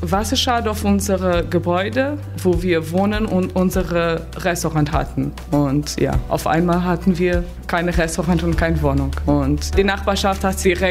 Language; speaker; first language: German; non-native, fluent; Portuguese